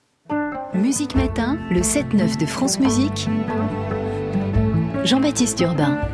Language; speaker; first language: French; native; French